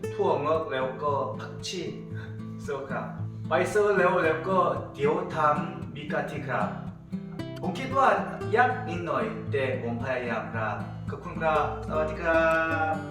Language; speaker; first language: Thai; non-native, learner; Korean